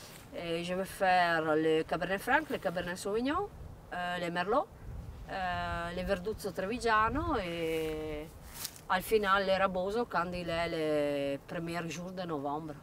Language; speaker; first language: French; non-native, learner; Italian